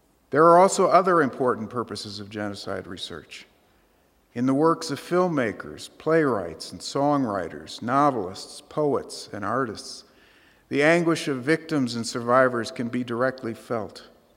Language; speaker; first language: English; native; English